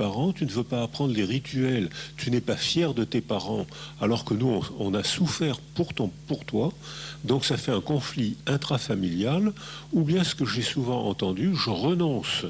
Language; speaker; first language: French; native; French